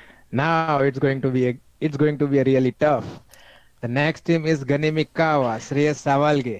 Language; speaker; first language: English; non-native, local second language; Gujarati